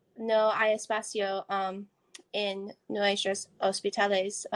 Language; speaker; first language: Spanish; non-native, learner; English